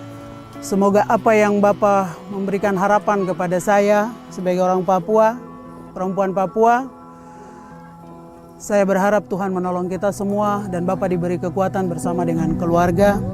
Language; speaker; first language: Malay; non-native, local second language; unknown